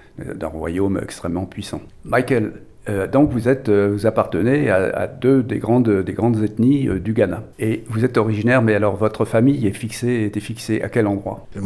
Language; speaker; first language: French; native; French